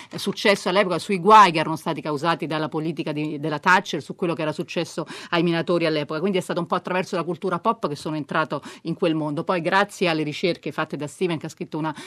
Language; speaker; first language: Italian; non-native, fluent; English